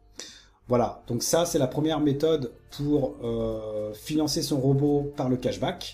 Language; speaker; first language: French; native; French